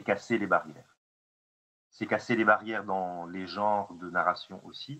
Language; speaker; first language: French; non-native, local second language; Arabic